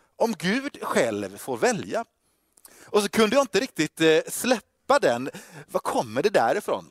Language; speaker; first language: Swedish; native; Swedish